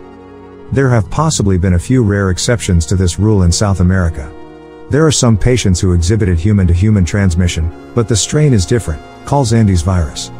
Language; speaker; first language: English; non-native, fluent; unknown